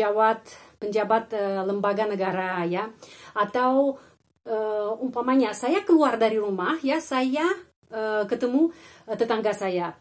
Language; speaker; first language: Indonesian; non-native, fluent; Russian